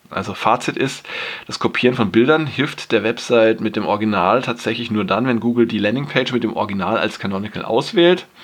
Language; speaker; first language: German; native; German